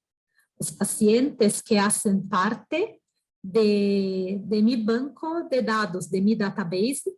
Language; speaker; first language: Spanish; non-native, fluent; Portuguese